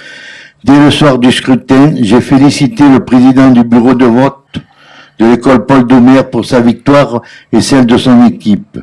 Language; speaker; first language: French; native; French